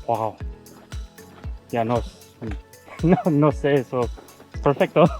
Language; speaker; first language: Spanish; non-native, learner; English